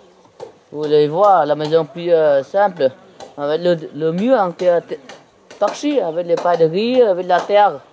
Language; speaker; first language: French; non-native, learner; Vietnamese